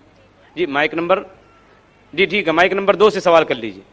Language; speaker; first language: Hindi; native; Hindi